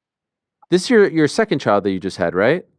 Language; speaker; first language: English; native; English